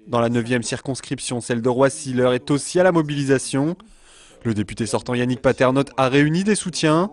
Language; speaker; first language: French; native; French